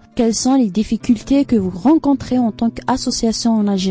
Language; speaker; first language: French; non-native, local second language; Arabic